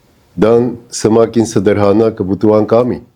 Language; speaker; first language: Indonesian; non-native, fluent; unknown